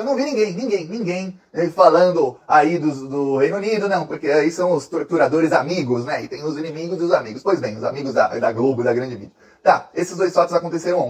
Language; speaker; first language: Portuguese; native; Portuguese